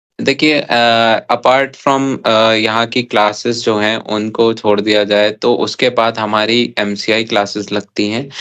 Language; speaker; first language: Hindi; native; Hindi